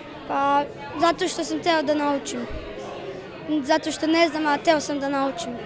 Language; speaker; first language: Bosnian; early bilingual, heritage; Bosnian